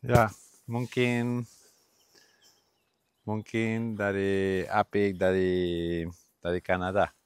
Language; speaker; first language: Indonesian; non-native, learner; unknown